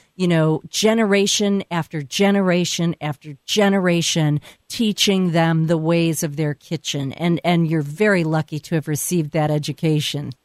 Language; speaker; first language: English; native; English